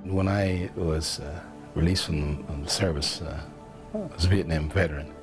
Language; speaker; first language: English; native; English